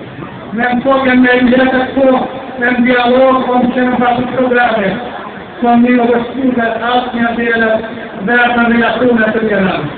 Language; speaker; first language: Swedish; non-native, fluent; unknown